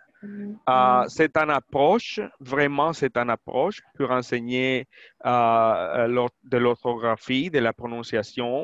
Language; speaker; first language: French; non-native, fluent; Spanish